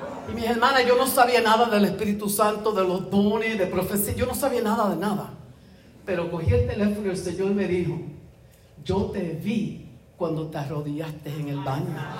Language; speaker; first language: Spanish; native; Spanish